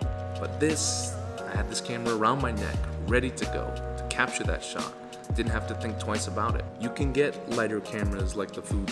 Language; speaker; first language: English; native; English